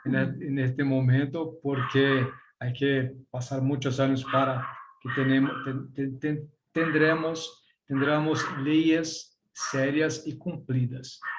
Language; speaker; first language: Spanish; non-native, learner; Portuguese